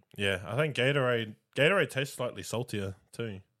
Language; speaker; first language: English; native; English